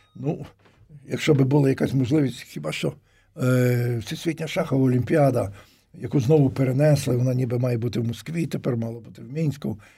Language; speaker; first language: Ukrainian; native; Ukrainian